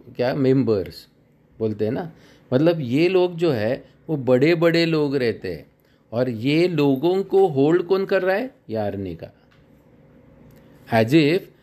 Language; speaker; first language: Hindi; non-native, local second language; Marathi